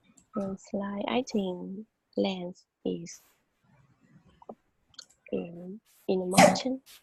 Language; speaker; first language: English; non-native, learner; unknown